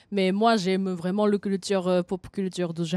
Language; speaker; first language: French; non-native, fluent; Japanese